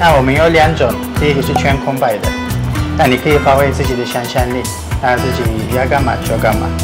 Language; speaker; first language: Chinese; non-native, fluent; Turkish